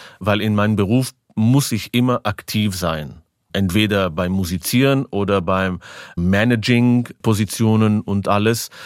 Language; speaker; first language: German; non-native, fluent; Hebrew